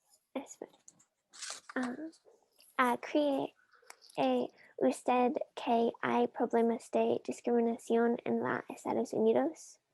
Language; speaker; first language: Spanish; non-native, learner; English